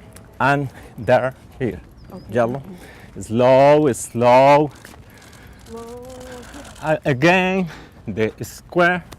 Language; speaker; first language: English; non-native, learner; Spanish